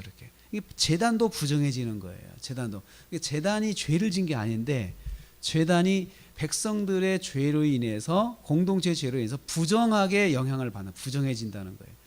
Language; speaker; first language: Korean; native; Korean